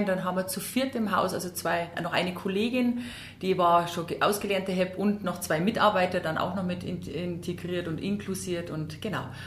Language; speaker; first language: German; native; German